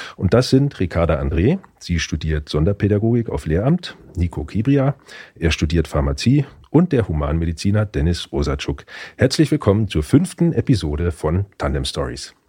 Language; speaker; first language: German; native; German